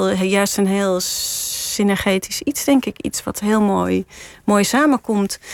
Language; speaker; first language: Dutch; native; Dutch